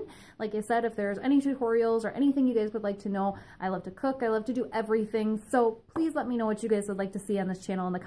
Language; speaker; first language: English; native; English